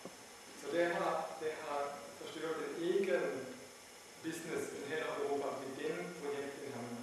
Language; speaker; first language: Swedish; non-native, learner; German